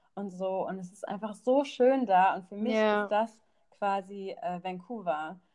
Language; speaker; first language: German; non-native, local second language; Thai